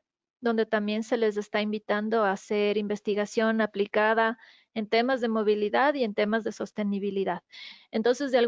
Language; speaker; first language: Spanish; native; Spanish